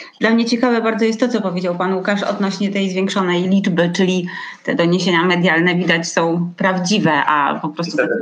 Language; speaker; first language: Polish; native; Polish